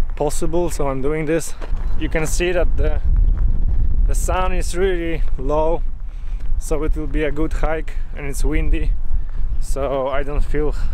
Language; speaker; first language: English; non-native, fluent; Polish